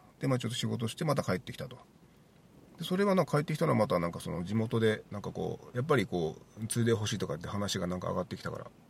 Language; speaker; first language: Japanese; native; Japanese